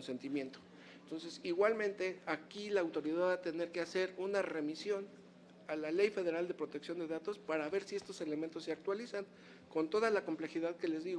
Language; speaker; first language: Spanish; native; Spanish